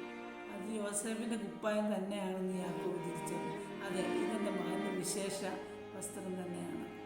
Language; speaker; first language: Malayalam; native; Malayalam